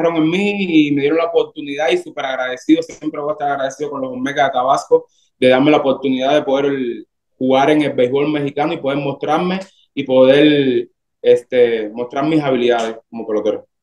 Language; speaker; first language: Spanish; native; Spanish